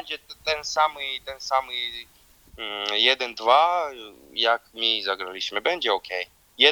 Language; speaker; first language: Polish; non-native, learner; Georgian